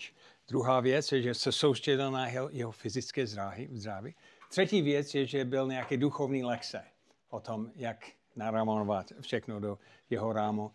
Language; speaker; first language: Czech; non-native, fluent; English